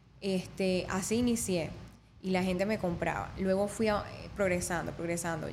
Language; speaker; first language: Spanish; native; Spanish